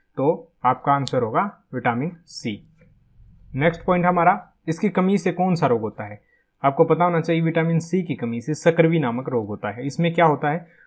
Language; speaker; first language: Hindi; native; Hindi